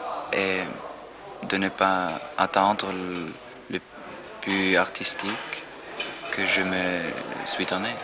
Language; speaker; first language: French; non-native, fluent; German